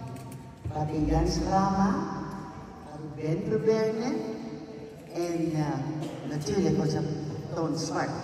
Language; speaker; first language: Dutch; non-native, fluent; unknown